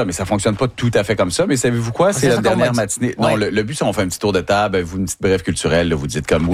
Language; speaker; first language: French; native; French